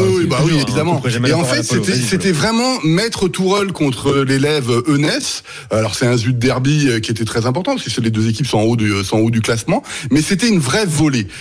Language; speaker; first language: French; native; French